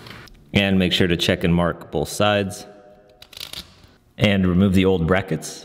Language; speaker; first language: English; native; English